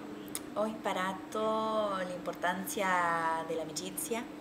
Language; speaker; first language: Italian; non-native, learner; Spanish